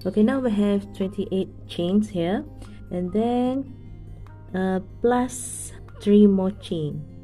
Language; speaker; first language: English; non-native, local second language; Malay